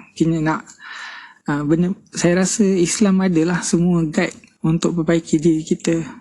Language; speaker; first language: Malay; non-native, local second language; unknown